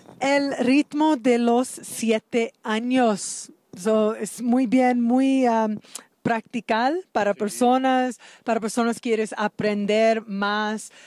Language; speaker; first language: Spanish; non-native, learner; English